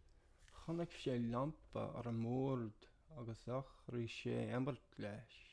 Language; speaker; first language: Irish; non-native, learner; English